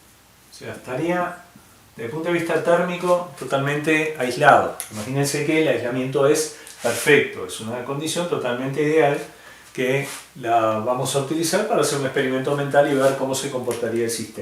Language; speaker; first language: Spanish; native; Spanish